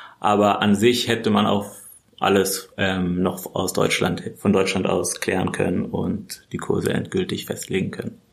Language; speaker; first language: German; native; German